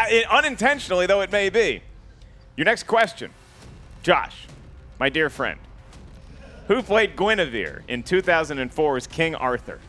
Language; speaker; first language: English; native; English